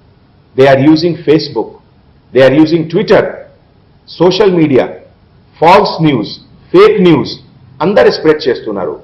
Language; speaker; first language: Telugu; non-native, fluent; Hindi